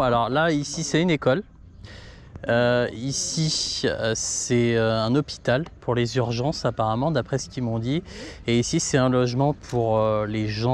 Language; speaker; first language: French; native; French